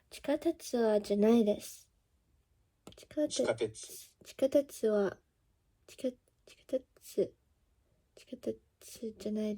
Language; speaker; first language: Japanese; non-native, learner; English